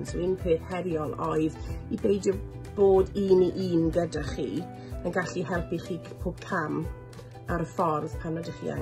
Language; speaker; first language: Welsh; non-native, local second language; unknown